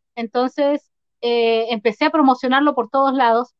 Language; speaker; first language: Spanish; native; Spanish